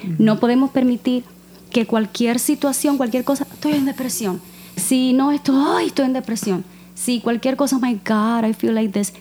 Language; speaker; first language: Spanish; native; Spanish